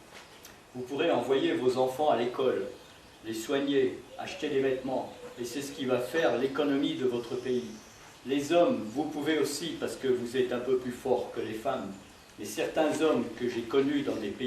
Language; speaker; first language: French; native; French